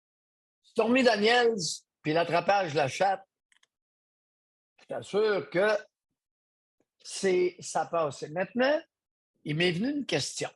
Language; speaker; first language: French; native; French